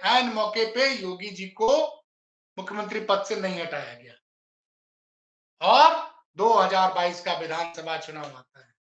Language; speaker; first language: Hindi; native; Hindi